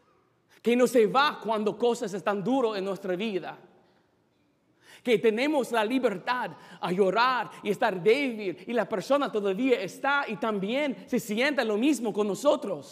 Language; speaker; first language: Spanish; non-native, fluent; English